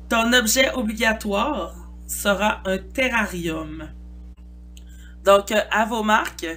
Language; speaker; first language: French; native; French